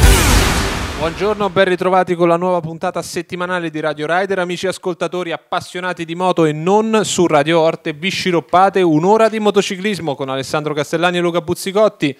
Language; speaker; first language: Italian; native; Italian